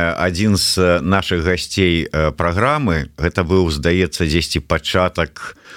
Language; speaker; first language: Belarusian; non-native, local second language; Russian